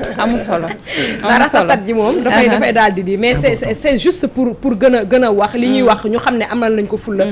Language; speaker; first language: Wolof; native; Wolof